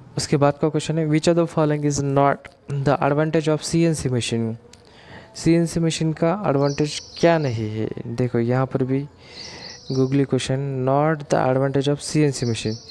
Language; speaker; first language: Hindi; non-native, local second language; Marathi